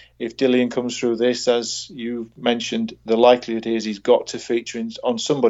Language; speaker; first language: English; native; English